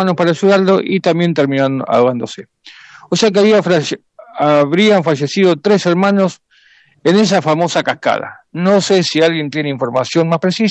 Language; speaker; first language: Spanish; native; Spanish